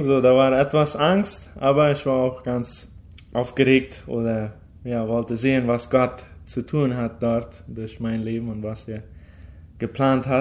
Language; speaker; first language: German; early bilingual, heritage; German